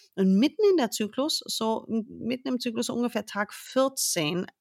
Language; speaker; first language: German; non-native, fluent; English